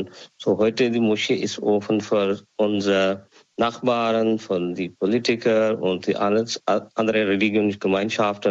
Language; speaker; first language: German; non-native, learner; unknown